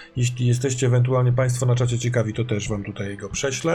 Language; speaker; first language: Polish; native; Polish